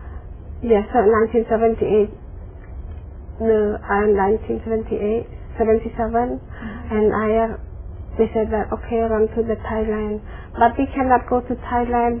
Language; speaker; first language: English; non-native, learner; Khmer